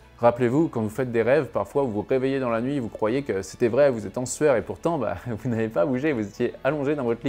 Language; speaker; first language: French; native; French